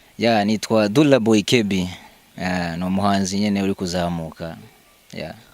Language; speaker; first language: Kinyarwanda; early bilingual, heritage; Kinyarwanda